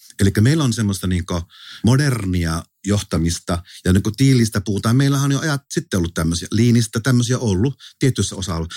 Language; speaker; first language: Finnish; native; Finnish